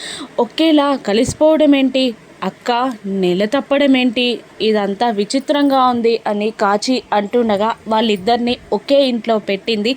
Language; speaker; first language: Telugu; native; Telugu